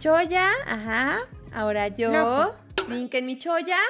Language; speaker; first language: Spanish; native; Spanish